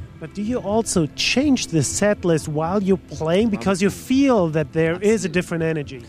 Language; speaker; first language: English; non-native, fluent; German